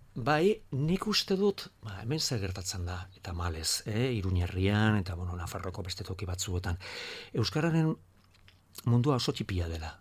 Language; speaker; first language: Basque; non-native, local second language; Spanish